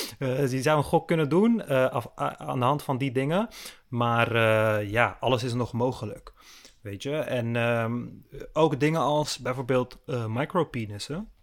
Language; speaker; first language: Dutch; early bilingual, other home language; Turkish